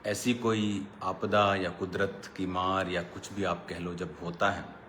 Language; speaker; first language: Hindi; non-native, local second language; Punjabi